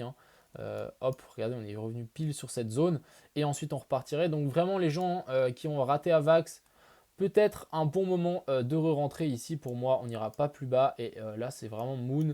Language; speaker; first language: French; native; French